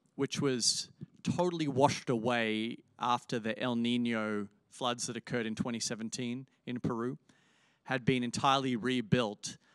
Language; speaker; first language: English; native; English